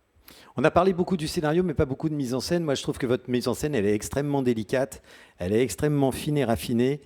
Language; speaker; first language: French; native; French